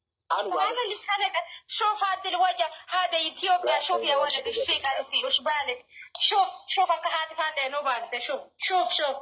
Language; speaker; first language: Arabic; non-native, learner; Oromo